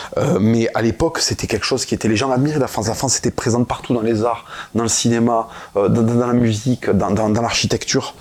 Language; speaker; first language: French; native; French